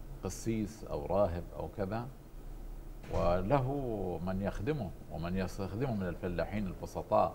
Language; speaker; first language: Arabic; native; Arabic